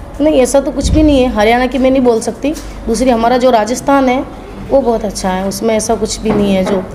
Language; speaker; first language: Hindi; native; Hindi